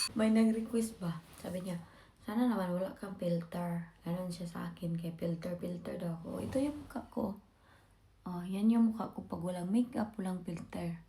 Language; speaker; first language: Filipino; non-native, local second language; Cebuano